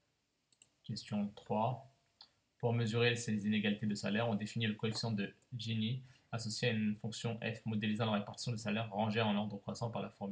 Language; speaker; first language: French; native; French